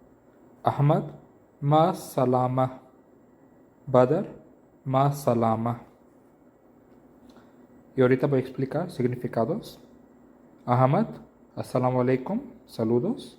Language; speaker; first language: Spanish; non-native, learner; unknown